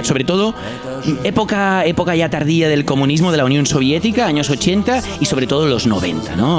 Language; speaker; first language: Spanish; non-native, local second language; Catalan